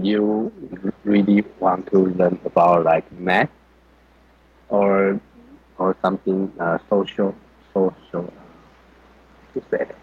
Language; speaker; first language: English; non-native, learner; Chinese